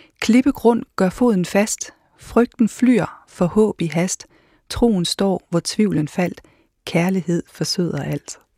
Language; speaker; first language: Danish; native; Danish